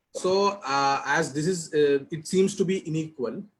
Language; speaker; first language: English; non-native, local second language; Telugu